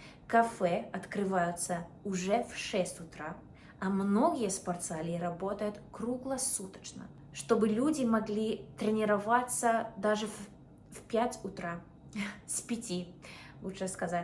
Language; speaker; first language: Russian; non-native, fluent; English